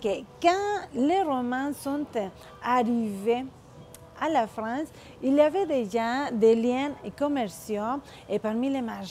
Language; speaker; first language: French; non-native, fluent; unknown